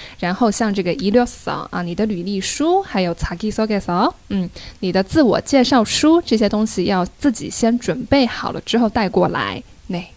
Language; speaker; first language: Chinese; native; Chinese